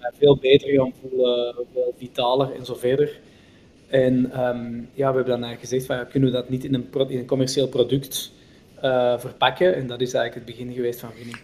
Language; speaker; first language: Dutch; native; Dutch